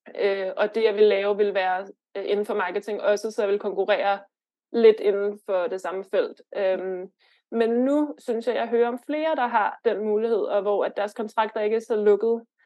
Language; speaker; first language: Danish; early bilingual, other home language; Lithuanian